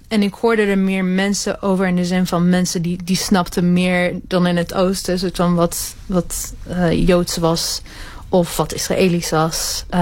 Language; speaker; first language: Dutch; early bilingual, other home language; Hebrew